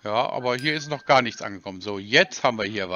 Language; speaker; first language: German; native; German